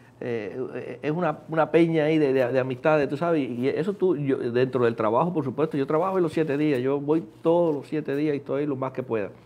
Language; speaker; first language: Spanish; native; Spanish